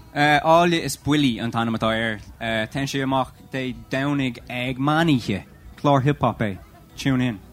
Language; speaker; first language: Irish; non-native, local second language; English